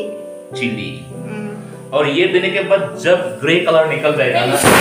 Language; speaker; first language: Hindi; non-native, local second language; Karbi